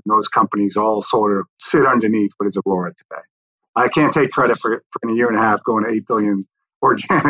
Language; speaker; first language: English; native; English